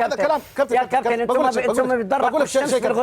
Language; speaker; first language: Arabic; native; Arabic